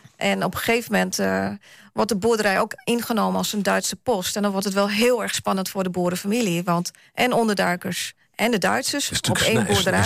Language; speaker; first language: Dutch; native; Dutch